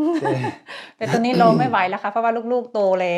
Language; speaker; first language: Thai; native; Thai